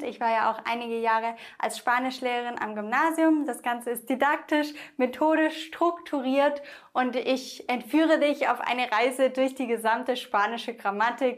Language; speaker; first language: German; native; German